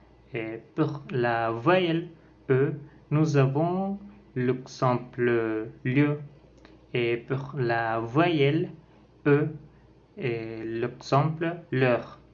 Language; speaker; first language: French; non-native, learner; Spanish